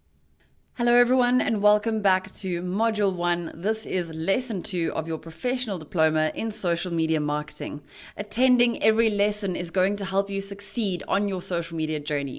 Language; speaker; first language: English; native; English